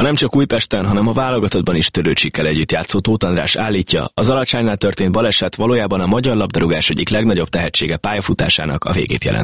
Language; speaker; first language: Hungarian; native; Hungarian